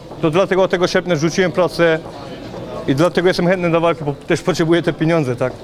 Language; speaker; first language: Polish; early bilingual, heritage; Polish